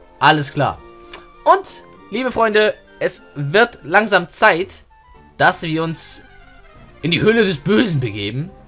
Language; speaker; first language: German; early bilingual, other home language; Turkish